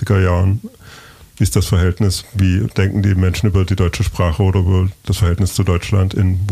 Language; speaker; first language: German; native; German